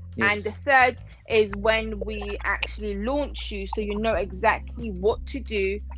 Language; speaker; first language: English; non-native, fluent; Persian